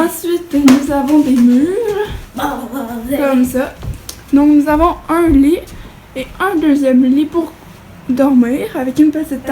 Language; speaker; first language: French; native; French